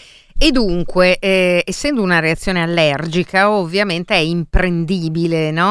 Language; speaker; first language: Italian; native; Italian